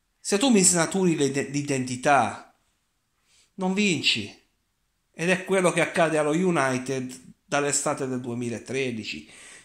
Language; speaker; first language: Italian; native; Italian